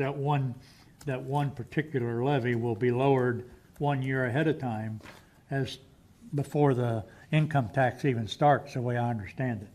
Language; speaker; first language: English; native; English